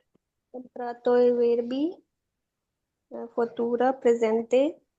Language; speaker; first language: Italian; non-native, learner; Urdu